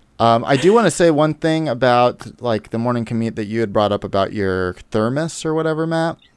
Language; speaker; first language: English; native; English